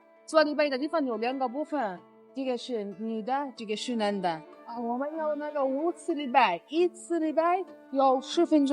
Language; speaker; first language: Chinese; non-native, learner; Arabic